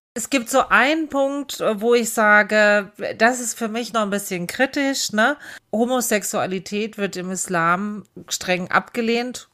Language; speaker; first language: German; native; German